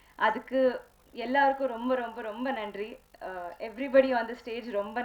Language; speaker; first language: Tamil; non-native, learner; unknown